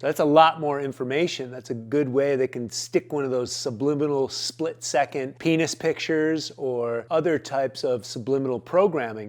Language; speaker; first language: English; native; English